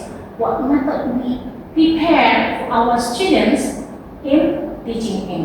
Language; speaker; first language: English; non-native, fluent; Indonesian